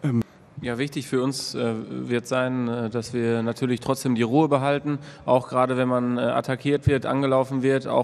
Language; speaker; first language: German; native; German